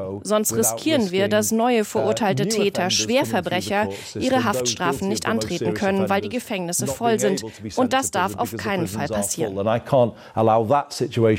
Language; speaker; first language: German; native; German